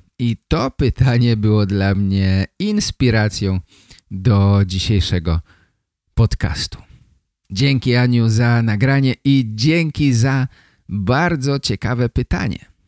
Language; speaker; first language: Polish; native; Polish